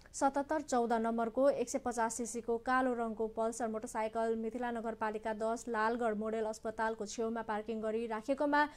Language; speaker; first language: Nepali; non-native, local second language; Maithili